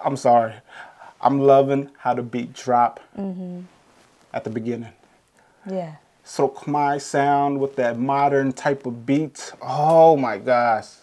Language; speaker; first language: English; native; English